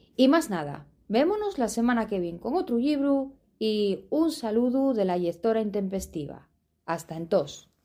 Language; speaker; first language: Asturian; non-native, local second language; Spanish